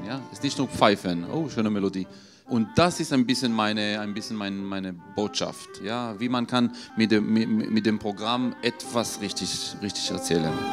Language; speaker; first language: German; non-native, fluent; Hebrew